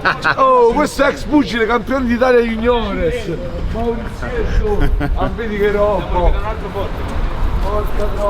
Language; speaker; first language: Italian; native; Italian